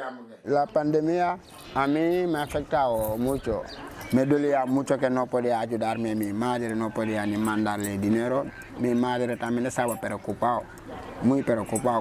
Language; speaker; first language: Spanish; non-native, learner; Wolof